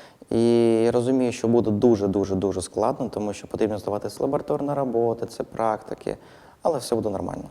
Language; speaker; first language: Ukrainian; non-native, fluent; Russian